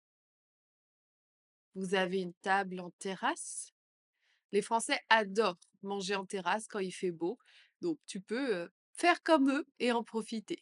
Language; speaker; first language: French; native; French